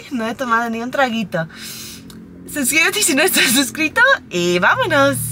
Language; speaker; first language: Spanish; non-native, fluent; English